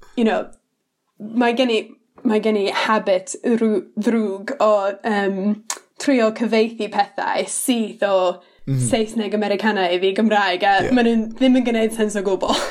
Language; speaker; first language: Welsh; non-native, learner; English